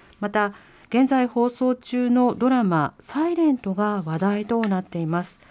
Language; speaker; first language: Japanese; native; Japanese